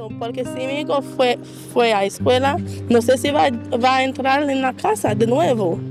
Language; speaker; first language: Spanish; non-native, learner; Haitian Creole